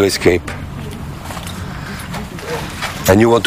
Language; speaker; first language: English; non-native, learner; French